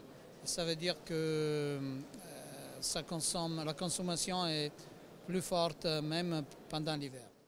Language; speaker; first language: French; non-native, fluent; Italian